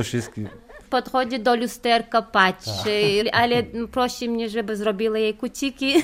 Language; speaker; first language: Polish; non-native, learner; Chechen